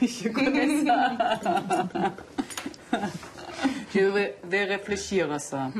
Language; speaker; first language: French; non-native, fluent; German